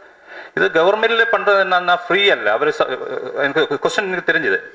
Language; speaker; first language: Tamil; non-native, learner; Malayalam